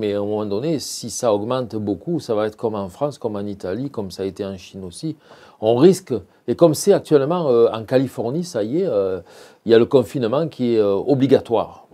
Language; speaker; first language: French; native; French